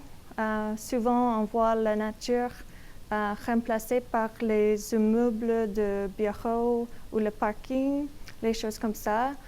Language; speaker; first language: French; non-native, learner; English